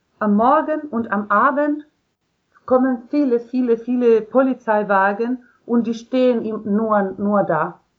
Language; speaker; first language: German; non-native, learner; Spanish